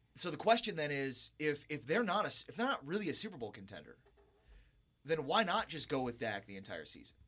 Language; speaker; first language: English; native; English